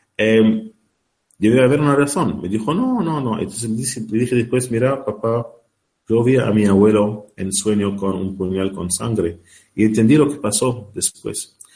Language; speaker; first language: Spanish; non-native, learner; Arabic